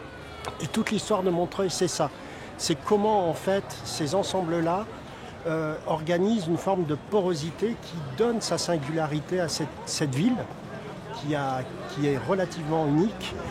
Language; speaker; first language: French; native; French